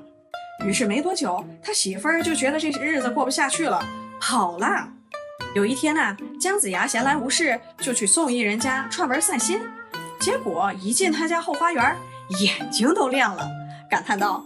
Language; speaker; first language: Chinese; native; Chinese